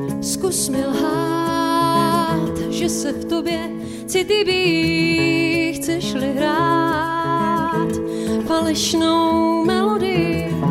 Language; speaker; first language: Czech; native; Czech